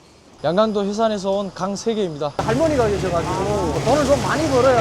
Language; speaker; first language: Korean; native; Korean